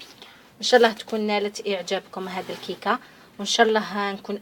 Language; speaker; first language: Arabic; native; Arabic